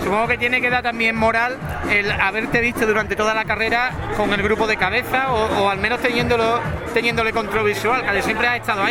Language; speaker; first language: Spanish; native; Spanish